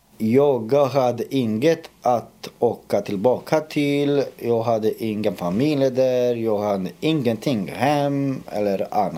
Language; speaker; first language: Swedish; non-native, fluent; Romanian